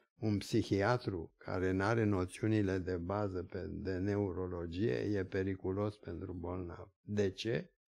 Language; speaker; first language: Romanian; early bilingual, other home language; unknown